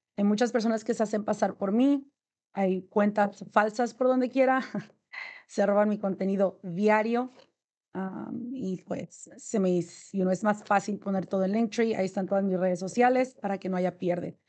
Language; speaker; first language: Spanish; native; Spanish